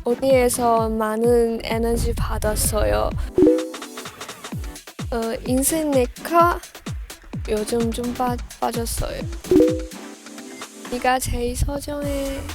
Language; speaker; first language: Korean; non-native, learner; Chinese